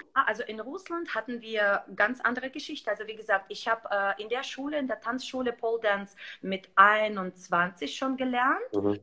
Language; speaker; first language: German; non-native, fluent; Russian